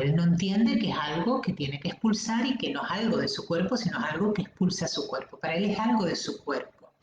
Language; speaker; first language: Spanish; native; Spanish